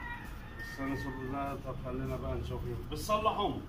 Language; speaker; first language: Arabic; non-native, local second language; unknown